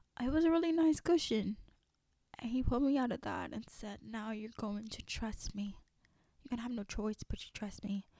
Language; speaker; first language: English; early bilingual, other home language; Haitian Creole